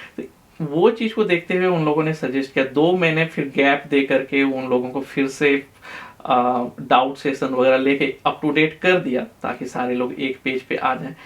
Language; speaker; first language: Hindi; native; Hindi